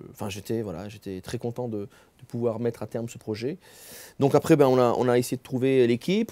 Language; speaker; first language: French; native; French